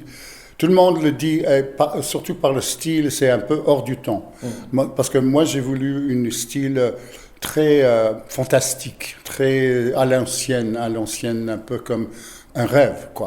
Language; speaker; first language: French; non-native, fluent; English